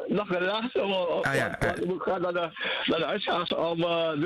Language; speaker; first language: Dutch; non-native, learner; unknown